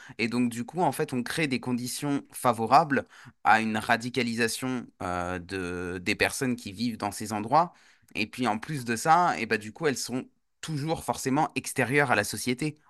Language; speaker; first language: French; native; French